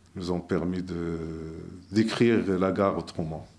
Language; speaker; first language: French; non-native, local second language; Arabic